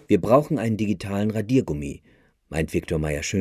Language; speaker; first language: German; native; German